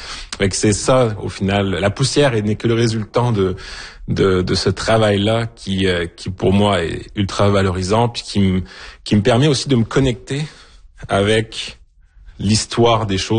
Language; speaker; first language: French; native; French